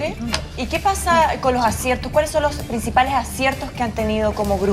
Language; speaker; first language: Spanish; native; Spanish